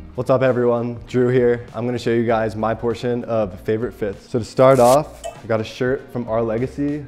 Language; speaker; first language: English; native; English